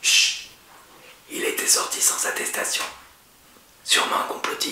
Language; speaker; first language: French; native; French